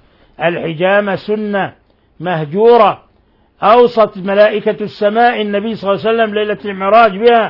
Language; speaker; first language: Arabic; native; Arabic